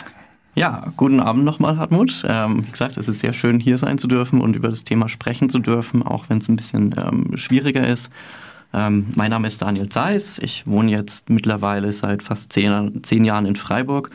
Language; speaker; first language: German; native; German